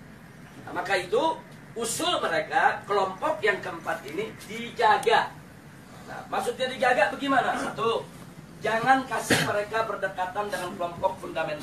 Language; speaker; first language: Indonesian; native; Indonesian